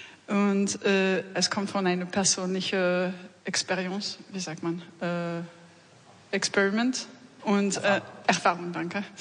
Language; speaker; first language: German; non-native, fluent; French